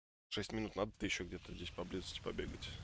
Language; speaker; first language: Russian; native; Russian